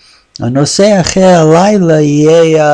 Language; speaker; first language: Hebrew; non-native, fluent; English